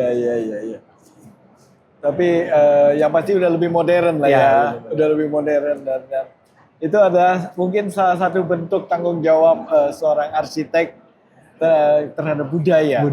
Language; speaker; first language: Indonesian; native; Indonesian